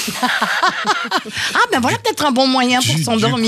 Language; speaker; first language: French; native; French